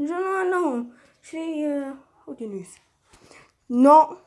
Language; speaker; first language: French; non-native, learner; Arabic